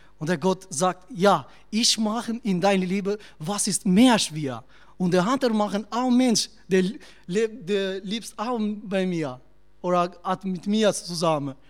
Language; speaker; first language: German; non-native, learner; Albanian